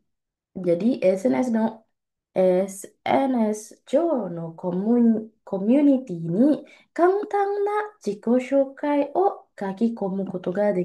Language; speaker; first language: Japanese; non-native, learner; Indonesian